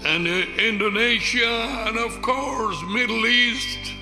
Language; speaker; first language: English; non-native, local second language; Tamil